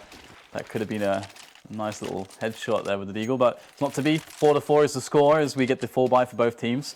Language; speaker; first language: English; native; English